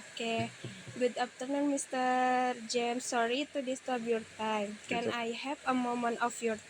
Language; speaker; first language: English; non-native, learner; Indonesian